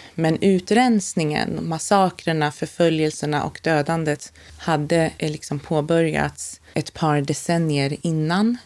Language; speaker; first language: Swedish; native; Swedish